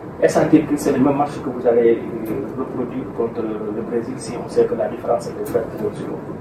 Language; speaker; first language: French; non-native, local second language; Wolof